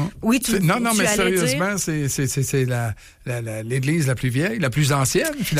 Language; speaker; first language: French; native; French